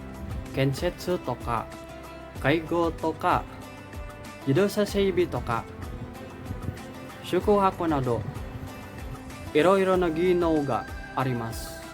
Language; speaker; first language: Japanese; non-native, learner; Indonesian